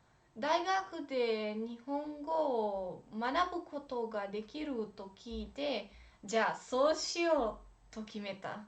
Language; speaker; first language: Japanese; non-native, learner; Romanian